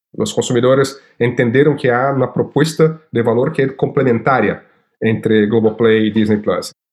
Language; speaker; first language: Portuguese; native; Portuguese